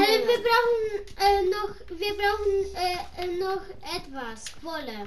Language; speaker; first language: German; non-native, learner; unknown